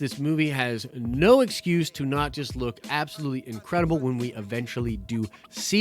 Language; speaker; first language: English; native; English